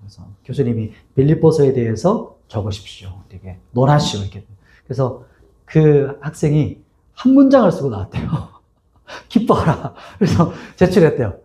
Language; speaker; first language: Korean; native; Korean